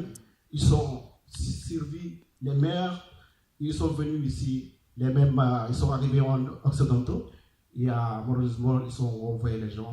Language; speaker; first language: French; non-native, learner; Arabic